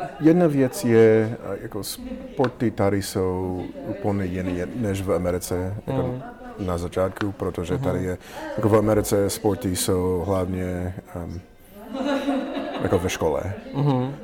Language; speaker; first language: Czech; non-native, learner; English